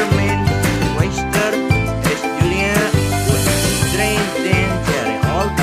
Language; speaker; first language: German; non-native, learner; Indonesian